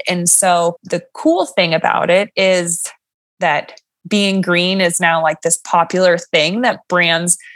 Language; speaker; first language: English; native; English